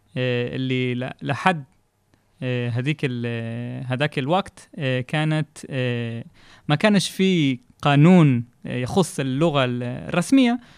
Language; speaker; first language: Arabic; non-native, fluent; Hebrew